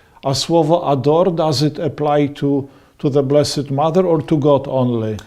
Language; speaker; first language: English; non-native, fluent; Polish